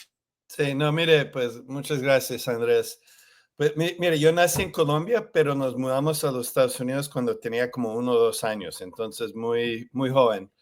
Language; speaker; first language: Spanish; early bilingual, heritage; Spanish